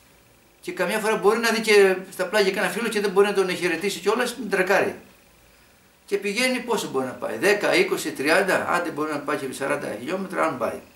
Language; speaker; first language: Greek; native; Greek